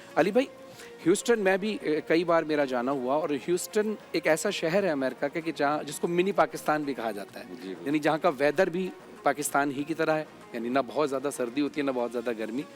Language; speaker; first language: Urdu; native; Urdu